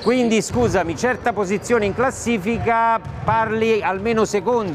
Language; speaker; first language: Italian; native; Italian